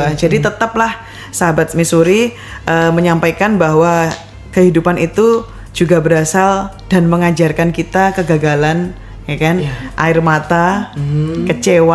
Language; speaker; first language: Indonesian; native; Indonesian